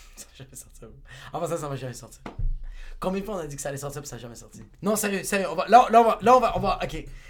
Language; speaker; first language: French; native; French